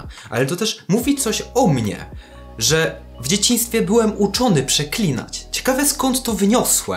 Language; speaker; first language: Polish; native; Polish